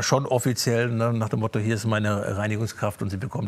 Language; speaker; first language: German; native; German